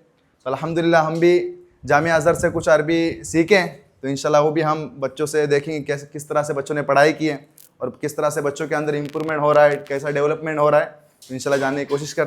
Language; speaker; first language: Hindi; native; Hindi